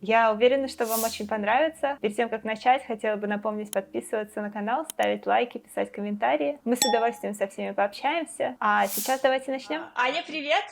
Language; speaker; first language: Russian; native; Russian